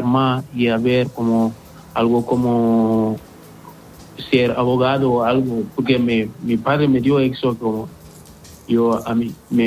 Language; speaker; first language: Spanish; non-native, fluent; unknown